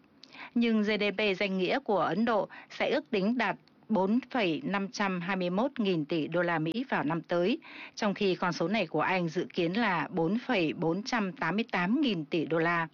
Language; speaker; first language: Vietnamese; native; Vietnamese